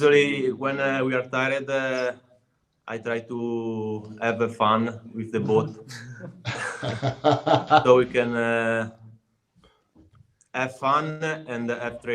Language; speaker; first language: English; non-native, learner; Italian